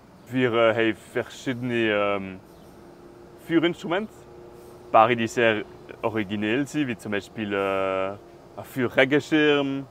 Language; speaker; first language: German; non-native, local second language; French